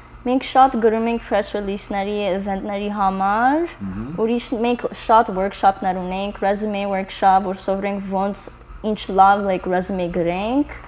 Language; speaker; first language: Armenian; early bilingual, heritage; Armenian